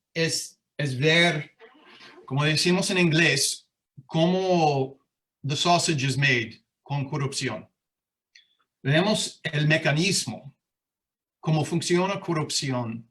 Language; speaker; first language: Spanish; non-native, fluent; English